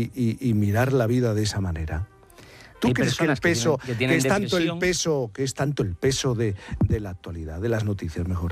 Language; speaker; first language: Spanish; native; Spanish